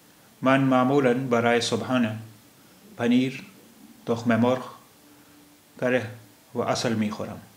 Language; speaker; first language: Persian; non-native, fluent; Urdu